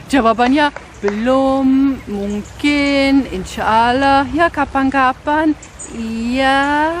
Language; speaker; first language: Indonesian; non-native, fluent; German